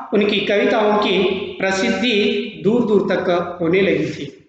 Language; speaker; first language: Hindi; non-native, local second language; Kannada